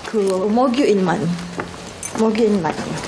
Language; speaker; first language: Korean; non-native, learner; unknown